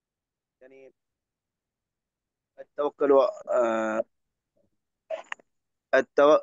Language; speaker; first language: Arabic; non-native, learner; Bangla